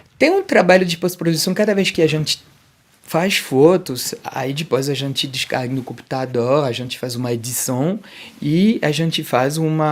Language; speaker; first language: Portuguese; non-native, fluent; French